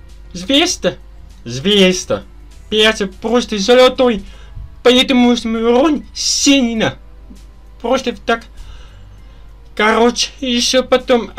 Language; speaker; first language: Russian; non-native, learner; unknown